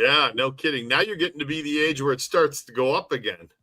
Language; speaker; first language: English; native; English